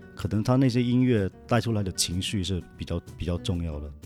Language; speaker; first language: Chinese; non-native, local second language; Min Nan Chinese